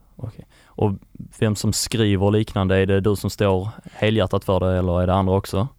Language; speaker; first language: Swedish; native; Swedish